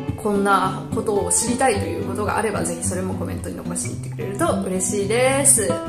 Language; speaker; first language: Japanese; native; Japanese